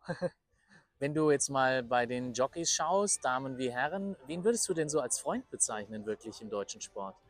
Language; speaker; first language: German; native; German